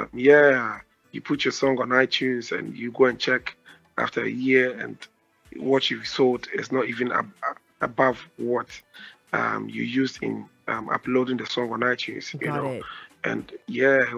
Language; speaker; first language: English; non-native, local second language; Akan